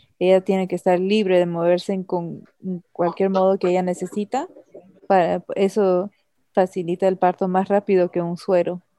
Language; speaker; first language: Spanish; early bilingual, heritage; Spanish